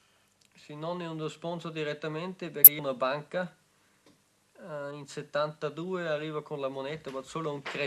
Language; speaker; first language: Italian; non-native, learner; German